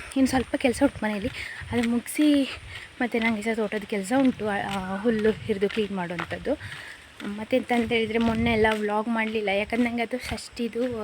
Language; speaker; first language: Kannada; non-native, local second language; Konkani